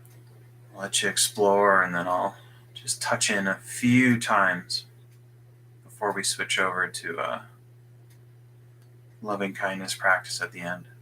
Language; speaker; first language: English; native; English